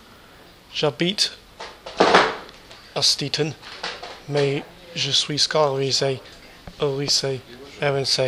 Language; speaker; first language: French; non-native, learner; English